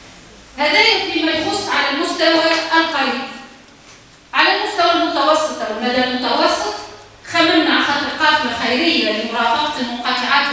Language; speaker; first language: Arabic; native; Arabic